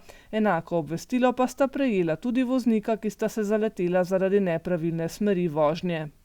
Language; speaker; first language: Slovenian; native; Slovenian